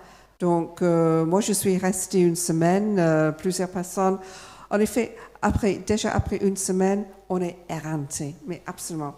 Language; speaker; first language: French; non-native, fluent; English